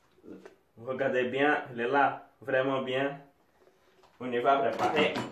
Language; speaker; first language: French; non-native, learner; Portuguese